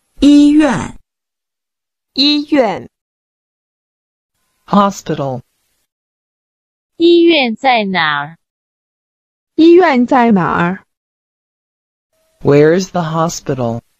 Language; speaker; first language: Chinese; non-native, learner; Urdu